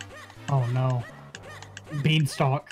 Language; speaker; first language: English; native; English